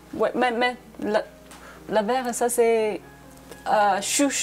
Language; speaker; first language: French; non-native, learner; Chinese